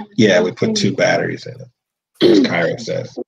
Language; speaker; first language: English; native; English